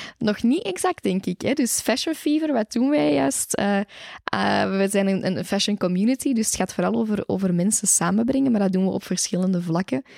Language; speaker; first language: Dutch; native; Dutch